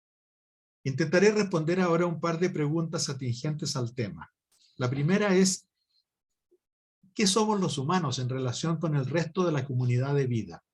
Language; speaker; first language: Spanish; native; Spanish